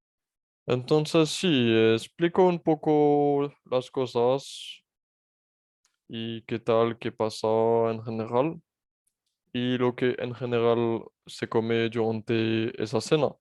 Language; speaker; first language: Spanish; non-native, fluent; French